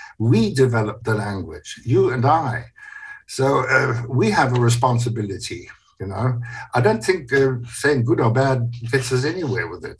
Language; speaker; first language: English; non-native, fluent; German